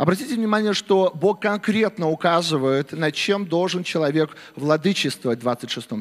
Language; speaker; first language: Russian; native; Russian